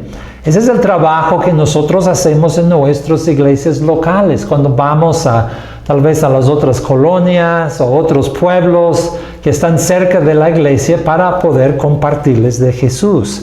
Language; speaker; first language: Spanish; non-native, fluent; English